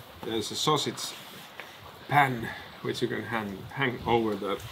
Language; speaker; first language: English; non-native, fluent; Finnish